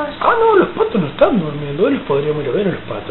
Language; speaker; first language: Spanish; native; Spanish